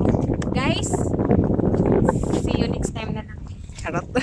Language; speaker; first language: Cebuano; non-native, local second language; Filipino